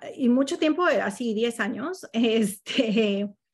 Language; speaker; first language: Spanish; native; Spanish